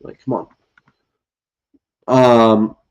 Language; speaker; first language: English; native; English